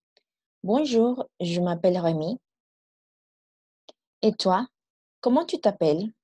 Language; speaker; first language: French; non-native, fluent; Spanish